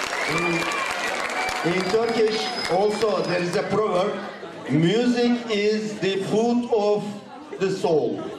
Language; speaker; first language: English; non-native, fluent; Turkish